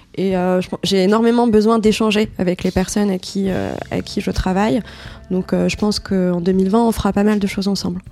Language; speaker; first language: French; non-native, local second language; Arabic